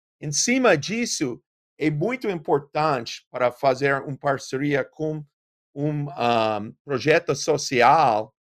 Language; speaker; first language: Portuguese; non-native, learner; English